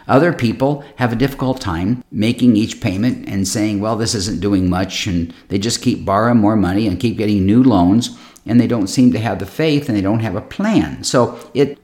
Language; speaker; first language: English; native; English